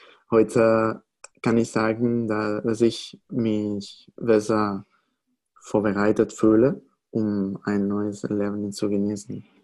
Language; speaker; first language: German; non-native, fluent; Spanish